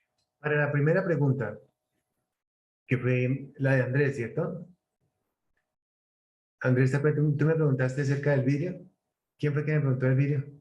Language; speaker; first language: Spanish; native; Spanish